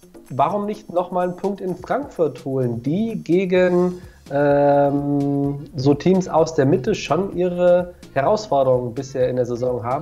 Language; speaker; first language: German; native; German